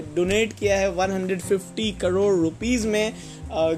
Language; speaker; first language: Hindi; native; Hindi